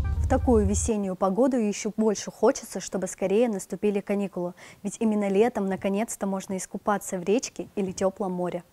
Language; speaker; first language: Russian; native; Russian